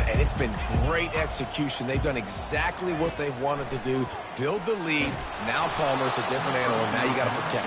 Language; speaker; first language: English; native; English